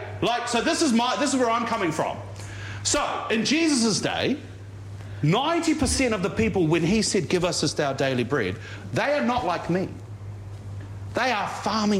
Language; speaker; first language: English; native; English